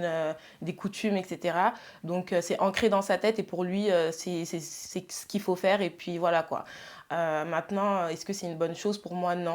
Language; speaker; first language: French; early bilingual, other home language; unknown